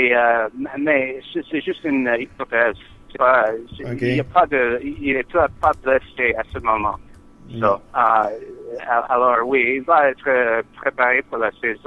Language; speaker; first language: French; non-native, learner; English